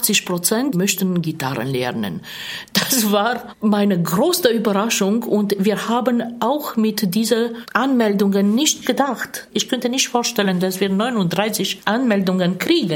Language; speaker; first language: German; non-native, fluent; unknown